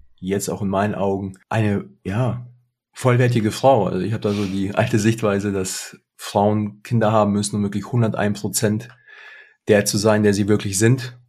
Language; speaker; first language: German; early bilingual, other home language; Russian